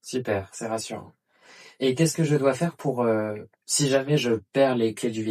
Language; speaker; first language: French; non-native, learner; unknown